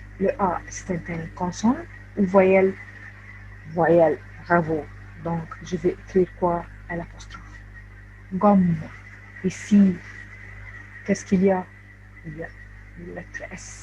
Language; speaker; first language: French; non-native, fluent; Arabic